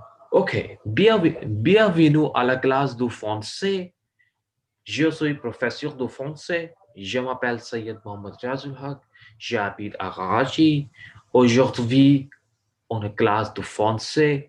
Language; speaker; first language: French; non-native, fluent; Urdu